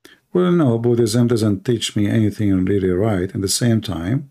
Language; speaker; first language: English; non-native, fluent; Arabic